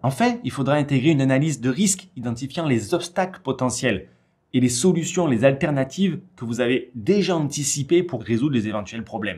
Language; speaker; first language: French; native; French